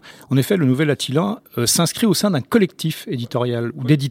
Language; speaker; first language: French; native; French